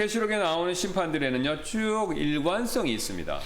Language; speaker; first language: Korean; native; Korean